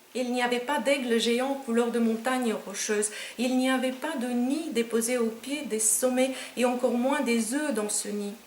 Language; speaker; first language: French; non-native, fluent; Romanian